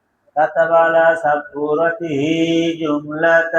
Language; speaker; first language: Arabic; non-native, fluent; Bangla